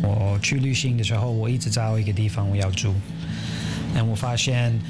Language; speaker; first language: Chinese; non-native, learner; English